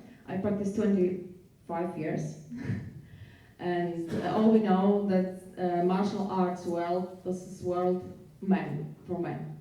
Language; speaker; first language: English; non-native, learner; Polish